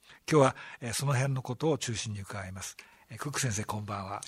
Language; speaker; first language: Japanese; native; Japanese